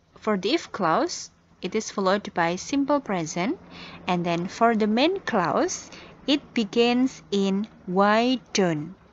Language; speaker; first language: English; non-native, fluent; Indonesian